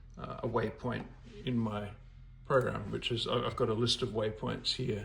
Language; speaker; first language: English; native; English